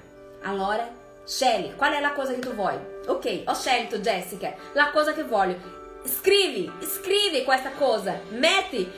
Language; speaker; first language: Italian; non-native, fluent; Portuguese